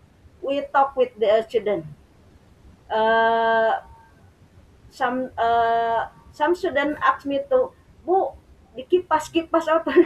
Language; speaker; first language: English; non-native, learner; Indonesian